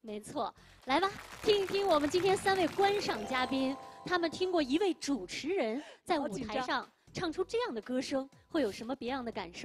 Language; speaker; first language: Chinese; native; Chinese